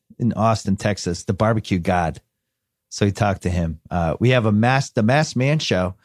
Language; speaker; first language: English; native; English